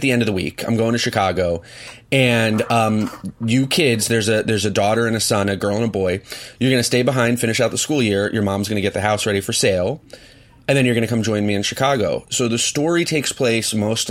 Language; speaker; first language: English; native; English